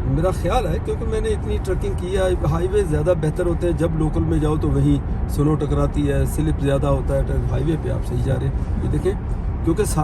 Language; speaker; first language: Urdu; non-native, local second language; Punjabi